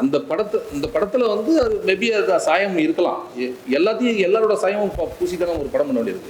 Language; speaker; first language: Tamil; native; Tamil